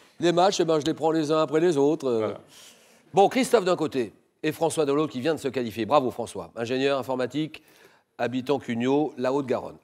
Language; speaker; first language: French; native; French